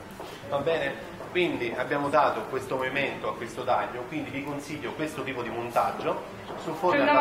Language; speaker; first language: Italian; native; Italian